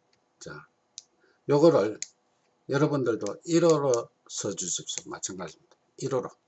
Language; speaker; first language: Korean; native; Korean